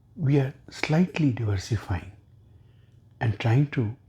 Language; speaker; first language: English; non-native, local second language; Hindi